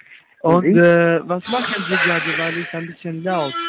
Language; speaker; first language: German; non-native, learner; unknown